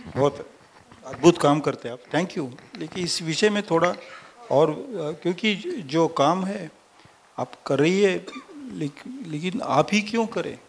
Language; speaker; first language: Hindi; non-native, local second language; Marathi